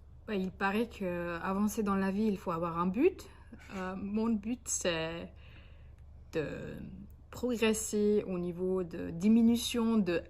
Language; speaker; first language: French; non-native, fluent; Slovenian